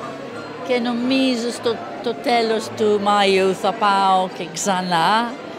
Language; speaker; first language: Greek; non-native, learner; English